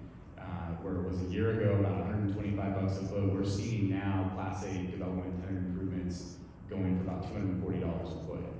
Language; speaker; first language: English; native; English